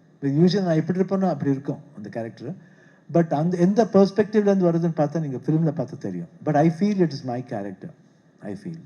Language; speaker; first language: Tamil; non-native, local second language; Kannada